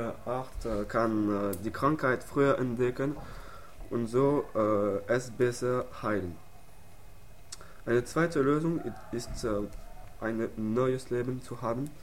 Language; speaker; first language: German; non-native, learner; French